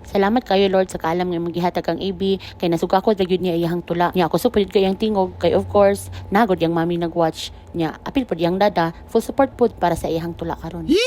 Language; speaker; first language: Filipino; non-native, local second language; Cebuano